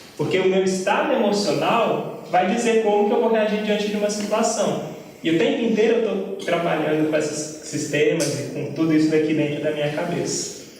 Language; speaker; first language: Portuguese; native; Portuguese